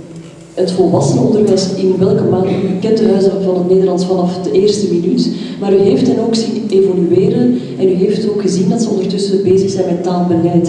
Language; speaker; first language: Dutch; native; Dutch